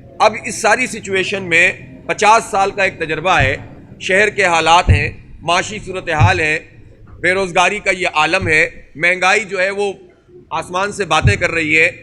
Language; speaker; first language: Urdu; native; Urdu